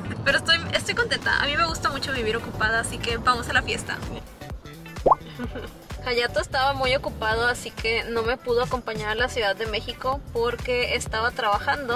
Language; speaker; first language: Spanish; native; Spanish